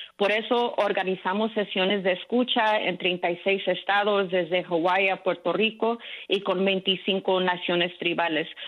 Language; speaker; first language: Spanish; early bilingual, heritage; Spanish